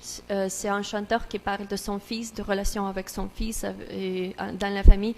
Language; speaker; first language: French; non-native, learner; Russian